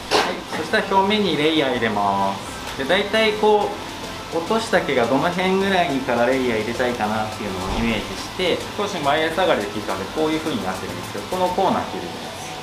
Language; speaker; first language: Japanese; native; Japanese